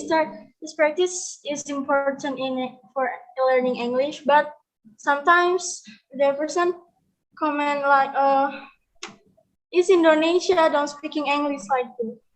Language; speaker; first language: English; non-native, learner; Indonesian